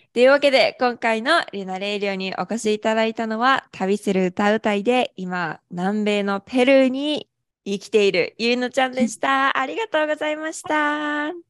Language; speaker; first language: Japanese; native; Japanese